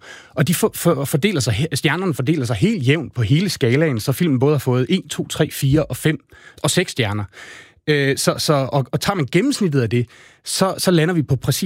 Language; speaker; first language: Danish; native; Danish